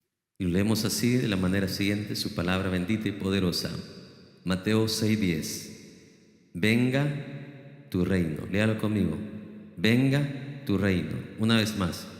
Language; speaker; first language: Spanish; native; Spanish